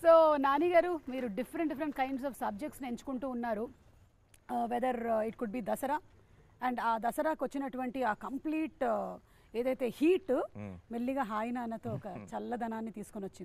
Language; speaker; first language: Telugu; native; Telugu